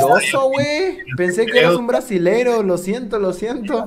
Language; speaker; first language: Spanish; native; Spanish